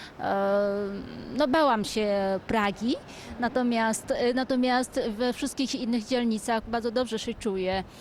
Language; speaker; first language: Polish; non-native, fluent; Vietnamese